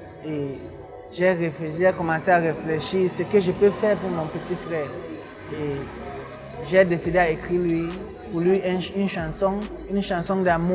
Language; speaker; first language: French; non-native, local second language; English